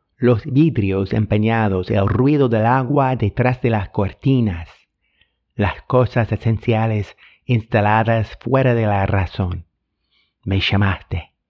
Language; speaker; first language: Spanish; non-native, fluent; English